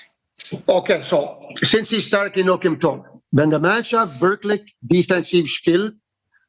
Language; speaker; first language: German; non-native, learner; English